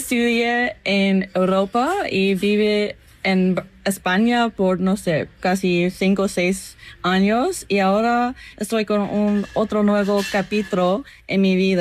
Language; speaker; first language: Spanish; non-native, learner; English